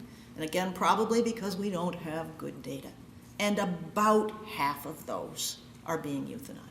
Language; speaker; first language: English; native; English